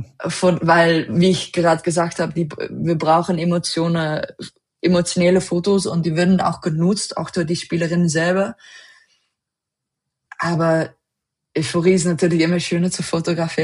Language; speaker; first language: German; non-native, fluent; Dutch